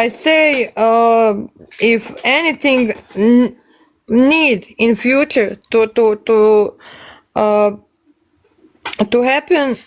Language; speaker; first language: English; non-native, learner; Bosnian